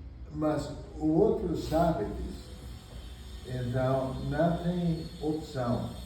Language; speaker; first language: Portuguese; non-native, fluent; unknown